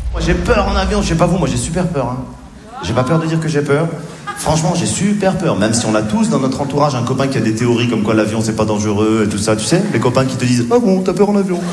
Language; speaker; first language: French; native; French